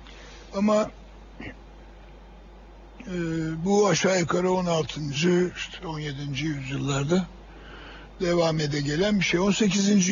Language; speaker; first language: Turkish; native; Turkish